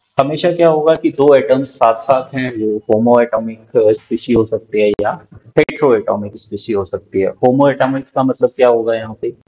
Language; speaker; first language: Hindi; native; Hindi